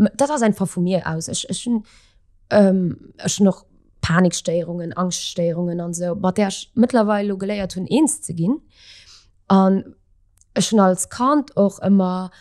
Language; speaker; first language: Luxembourgish; early bilingual, other home language; Portuguese